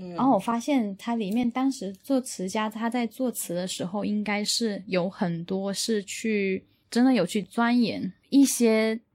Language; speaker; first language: Chinese; non-native, local second language; Min Nan Chinese